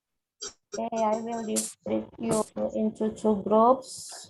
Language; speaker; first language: English; non-native, fluent; Indonesian